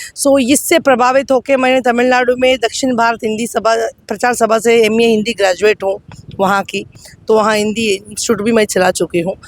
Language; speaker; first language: Hindi; non-native, local second language; Tamil